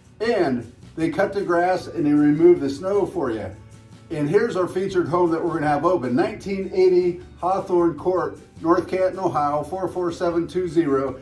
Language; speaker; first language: English; native; English